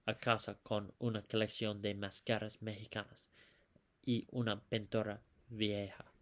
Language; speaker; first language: Spanish; non-native, learner; English